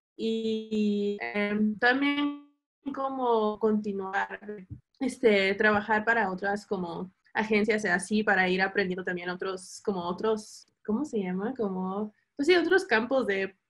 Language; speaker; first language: Spanish; early bilingual, heritage; Spanish